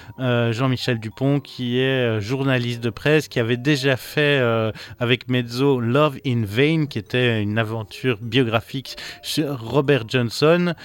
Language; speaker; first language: French; native; French